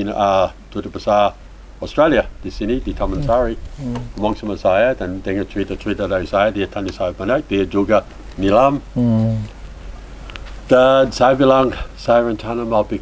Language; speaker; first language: Indonesian; non-native, learner; English